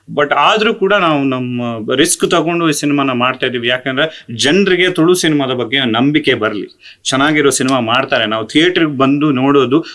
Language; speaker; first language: Kannada; non-native, local second language; Tulu